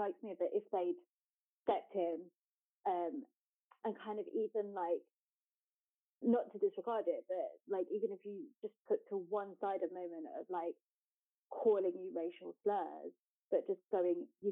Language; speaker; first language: English; native; English